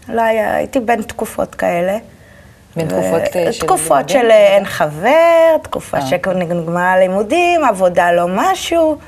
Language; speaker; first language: Hebrew; native; Hebrew